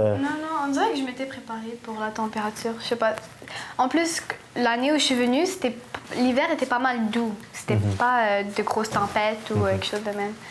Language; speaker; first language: French; early bilingual, other home language; Arabic